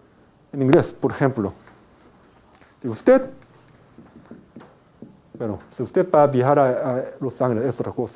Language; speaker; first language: Spanish; non-native, fluent; Korean